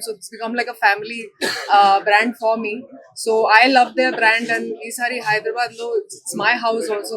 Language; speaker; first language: Telugu; non-native, learner; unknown